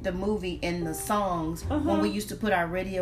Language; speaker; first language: English; native; English